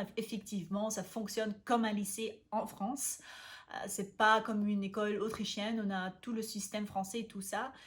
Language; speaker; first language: French; non-native, fluent; German